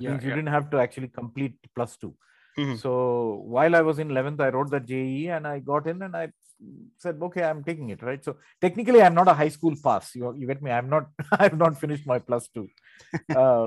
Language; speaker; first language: English; non-native, local second language; Tamil